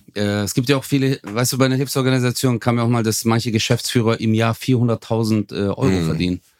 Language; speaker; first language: German; early bilingual, other home language; Turkish